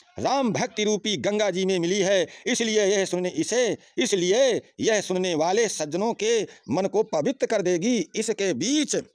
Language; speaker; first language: Hindi; native; Hindi